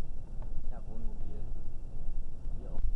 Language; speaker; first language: German; native; German